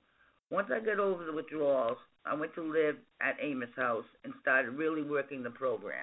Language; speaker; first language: English; native; English